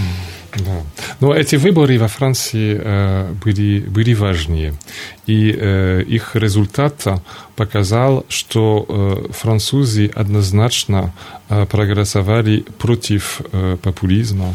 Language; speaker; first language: Russian; non-native, fluent; French